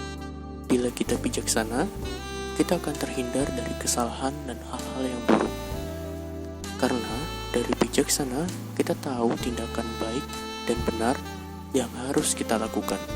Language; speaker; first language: Indonesian; native; Indonesian